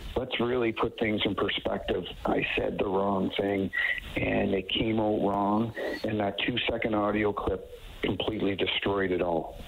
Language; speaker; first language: English; native; English